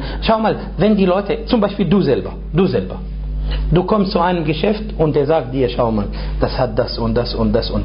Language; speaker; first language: German; non-native, fluent; Arabic